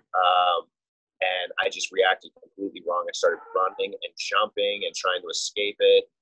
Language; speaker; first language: English; native; English